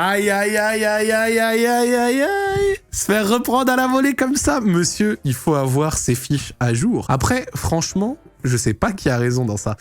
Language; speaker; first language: French; native; French